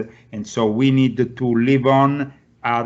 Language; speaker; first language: English; non-native, fluent; Italian